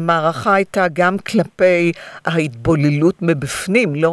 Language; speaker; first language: Hebrew; non-native, fluent; English